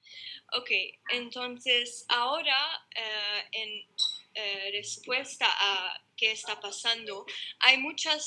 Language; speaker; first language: Spanish; non-native, learner; Arabic